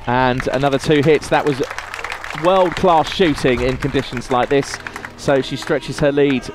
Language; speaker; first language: English; native; English